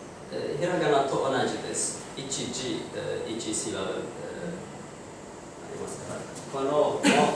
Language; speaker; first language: Japanese; non-native, learner; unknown